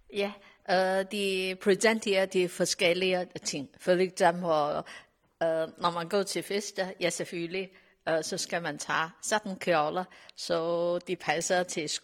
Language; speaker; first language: Danish; non-native, learner; Chinese